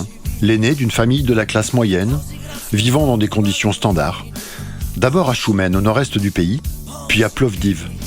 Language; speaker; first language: French; native; French